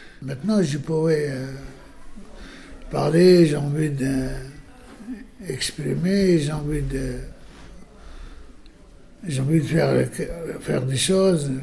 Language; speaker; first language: French; non-native, learner; Arabic